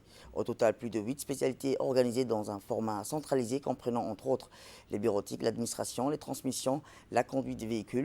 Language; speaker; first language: French; native; French